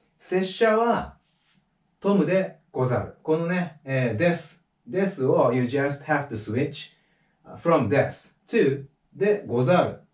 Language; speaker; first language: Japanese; native; Japanese